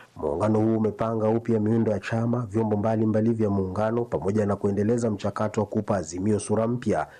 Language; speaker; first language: Swahili; non-native, local second language; Luyia